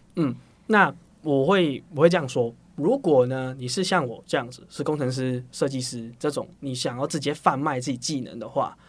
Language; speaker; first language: Chinese; non-native, local second language; Cantonese